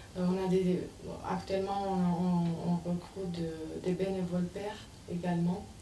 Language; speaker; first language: French; non-native, fluent; Romanian